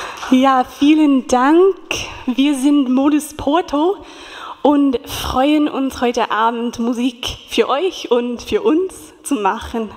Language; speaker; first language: German; non-native, fluent; English